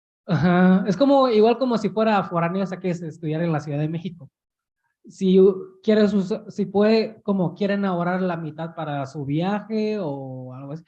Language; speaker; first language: Spanish; early bilingual, heritage; Spanish